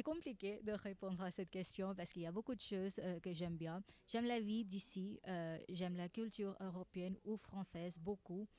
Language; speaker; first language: French; non-native, fluent; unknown